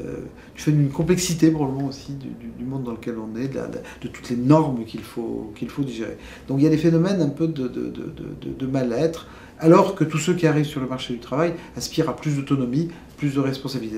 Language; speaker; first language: French; native; French